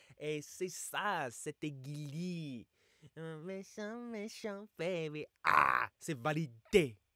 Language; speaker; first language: French; non-native, fluent; English